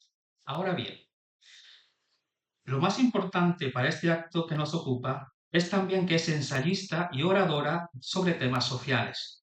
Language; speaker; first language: Spanish; native; Spanish